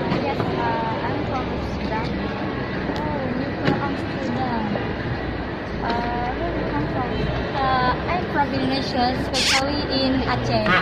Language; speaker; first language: English; non-native, learner; Indonesian